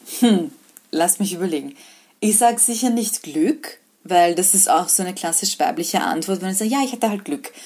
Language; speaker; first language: German; early bilingual, other home language; Serbian